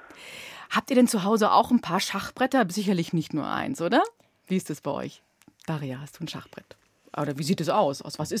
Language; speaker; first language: German; native; German